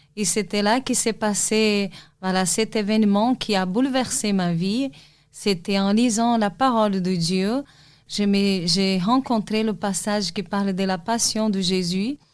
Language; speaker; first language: French; non-native, fluent; Portuguese